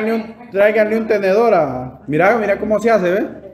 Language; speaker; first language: Spanish; native; Spanish